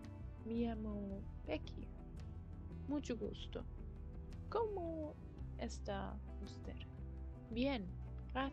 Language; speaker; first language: Spanish; non-native, learner; German